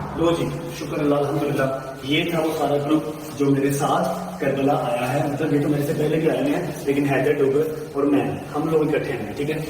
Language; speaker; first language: Urdu; non-native, local second language; Punjabi